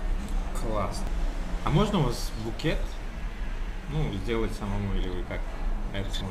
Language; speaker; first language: Russian; non-native, local second language; Uzbek